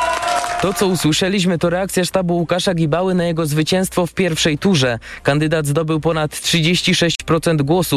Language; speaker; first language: Polish; native; Polish